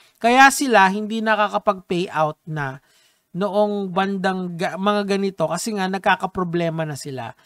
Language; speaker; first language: Filipino; native; Filipino